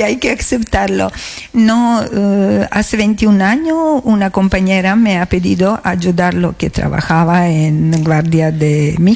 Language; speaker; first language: Spanish; non-native, learner; Croatian